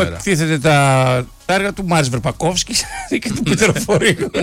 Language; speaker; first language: Greek; native; Greek